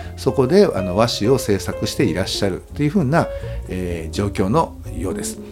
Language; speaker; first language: Japanese; native; Japanese